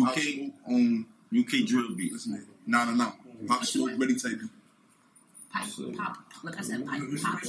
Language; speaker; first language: English; native; English